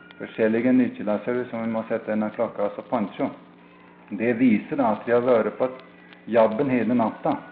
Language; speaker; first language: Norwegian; early bilingual, heritage; Norwegian